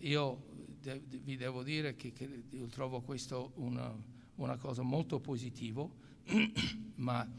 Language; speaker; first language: Italian; non-native, local second language; English